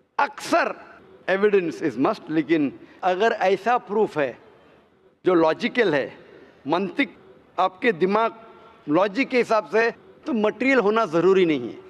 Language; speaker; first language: Hindi; non-native, local second language; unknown